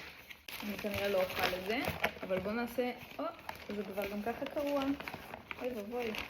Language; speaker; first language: Hebrew; native; Hebrew